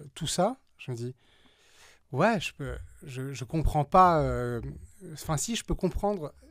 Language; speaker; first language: French; native; French